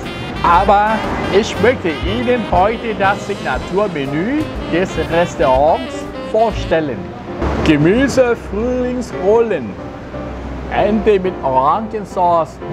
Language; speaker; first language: German; non-native, learner; Thai